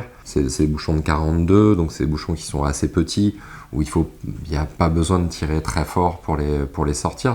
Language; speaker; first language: French; native; French